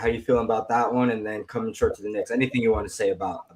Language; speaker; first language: English; native; English